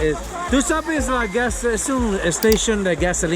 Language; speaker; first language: Spanish; non-native, learner; English